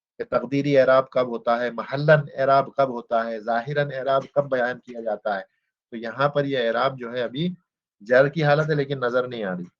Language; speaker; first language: Urdu; native; Urdu